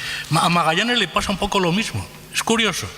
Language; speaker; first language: Spanish; native; Spanish